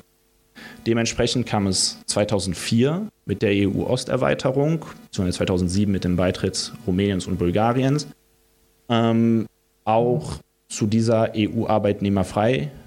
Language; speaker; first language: German; early bilingual, other home language; Romanian